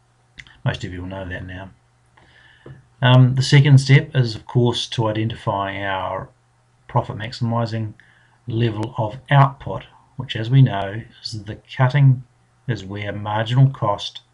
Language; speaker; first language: English; native; English